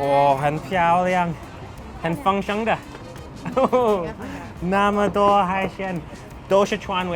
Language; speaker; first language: Chinese; non-native, fluent; English